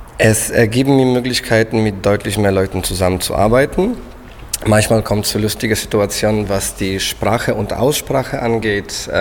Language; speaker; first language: German; non-native, fluent; Polish